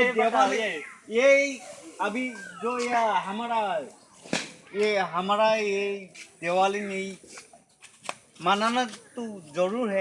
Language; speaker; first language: Hindi; non-native, local second language; Assamese